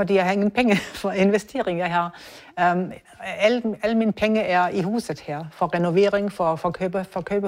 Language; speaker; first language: Danish; non-native, learner; German